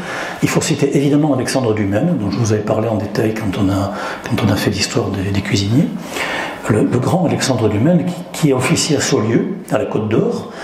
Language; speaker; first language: French; native; French